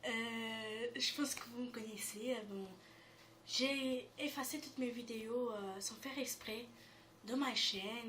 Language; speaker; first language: French; native; French